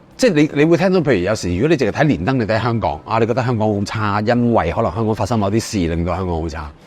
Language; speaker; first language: Cantonese; native; Cantonese